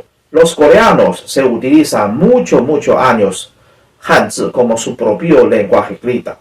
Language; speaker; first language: Spanish; non-native, learner; Chinese